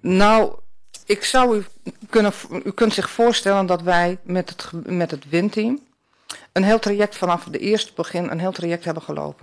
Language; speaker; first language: Dutch; native; Dutch